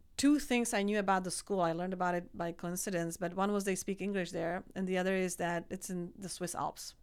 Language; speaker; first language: English; non-native, fluent; Czech